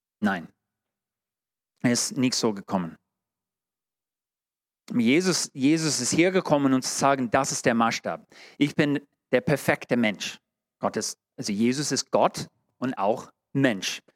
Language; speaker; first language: German; non-native, fluent; English